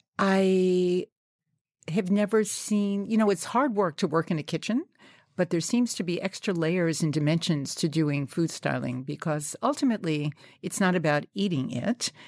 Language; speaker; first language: English; native; English